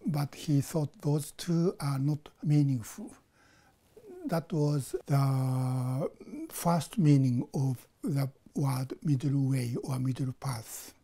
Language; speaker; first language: English; non-native, fluent; Japanese